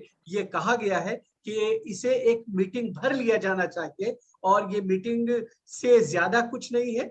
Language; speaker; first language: Hindi; native; Hindi